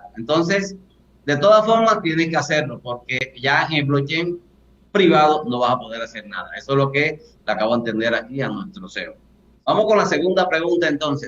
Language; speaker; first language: Spanish; native; Spanish